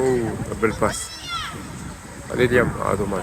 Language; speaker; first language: French; native; French